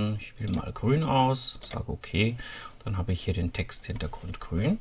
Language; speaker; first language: German; native; German